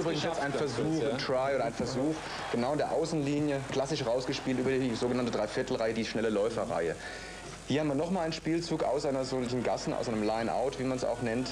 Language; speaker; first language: German; native; German